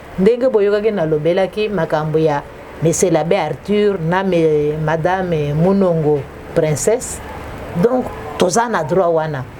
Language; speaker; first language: Lingala; non-native, local second language; Luba-Lulua